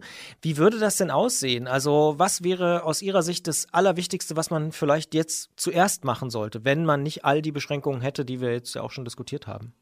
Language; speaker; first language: German; native; German